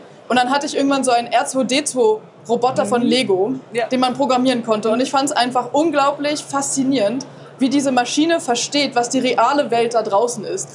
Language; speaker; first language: German; native; German